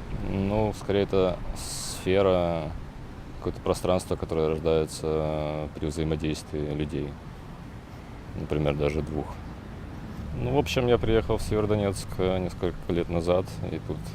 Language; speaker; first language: Russian; native; Russian